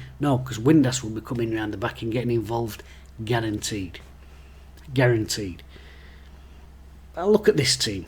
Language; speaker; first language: English; native; English